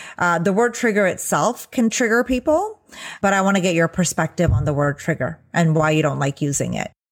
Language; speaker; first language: English; early bilingual, other home language; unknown